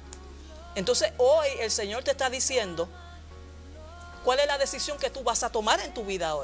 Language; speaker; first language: Spanish; native; Spanish